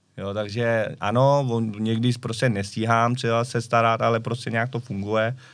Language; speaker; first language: Czech; early bilingual, other home language; Vietnamese